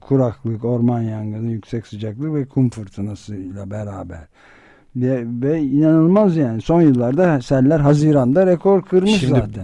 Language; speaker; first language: Turkish; native; Turkish